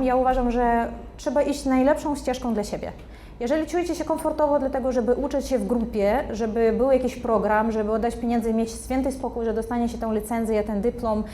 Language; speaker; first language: Polish; non-native, fluent; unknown